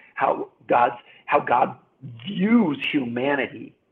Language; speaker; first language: English; native; English